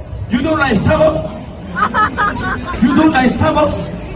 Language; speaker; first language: English; non-native, learner; Korean